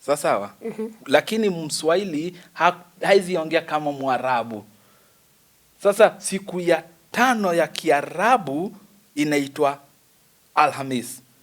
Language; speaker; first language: Swahili; native; Swahili